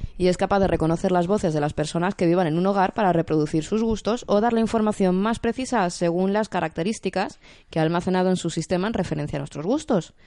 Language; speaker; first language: Spanish; native; Spanish